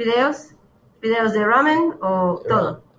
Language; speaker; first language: Spanish; non-native, learner; English